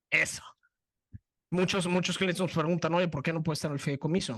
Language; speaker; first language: Spanish; native; Spanish